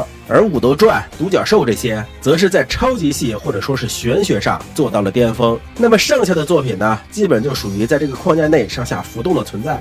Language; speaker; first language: Chinese; native; Chinese